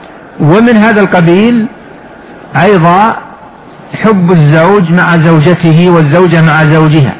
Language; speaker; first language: Arabic; native; Arabic